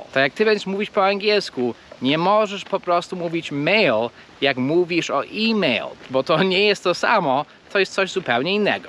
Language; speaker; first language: Polish; non-native, fluent; English